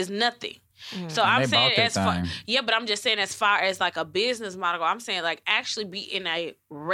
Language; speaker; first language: English; native; English